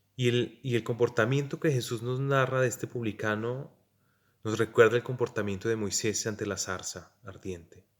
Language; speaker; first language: Spanish; native; Spanish